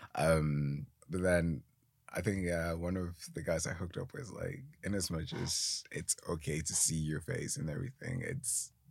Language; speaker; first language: English; non-native, local second language; Akan